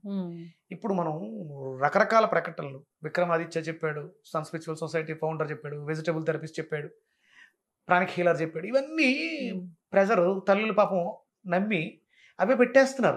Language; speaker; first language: Telugu; native; Telugu